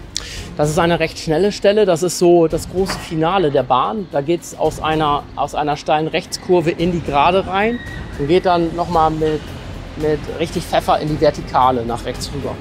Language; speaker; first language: German; native; German